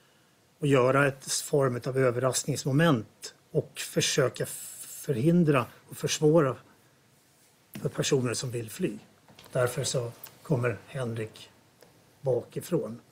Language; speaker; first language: Swedish; native; Swedish